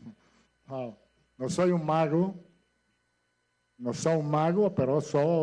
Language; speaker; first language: Portuguese; non-native, fluent; Italian